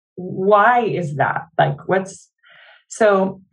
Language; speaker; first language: English; non-native, fluent; Arabic